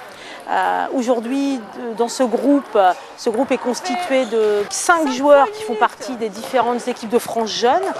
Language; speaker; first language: French; native; French